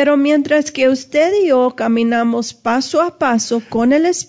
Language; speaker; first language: Spanish; early bilingual, heritage; Spanish